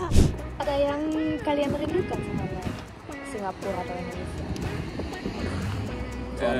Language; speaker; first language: Indonesian; non-native, fluent; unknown